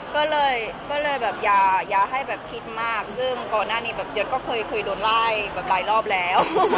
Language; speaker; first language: Thai; native; Thai